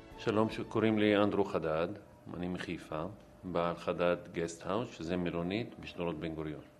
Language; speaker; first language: Hebrew; non-native, local second language; Arabic